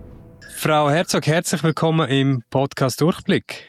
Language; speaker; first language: German; native; German